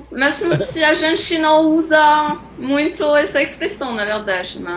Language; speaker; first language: Portuguese; non-native, fluent; French